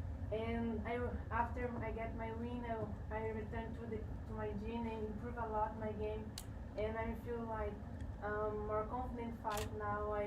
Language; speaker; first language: English; non-native, learner; Portuguese